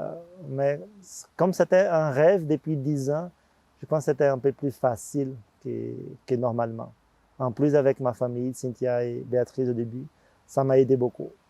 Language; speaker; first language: French; non-native, fluent; Portuguese